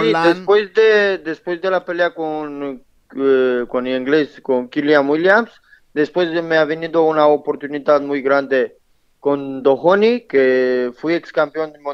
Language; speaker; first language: Spanish; non-native, learner; Romanian